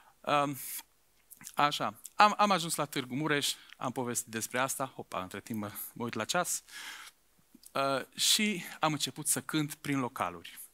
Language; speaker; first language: Romanian; non-native, local second language; Hungarian